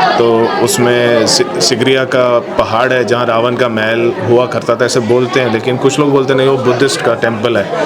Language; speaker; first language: Hindi; non-native, local second language; Malayalam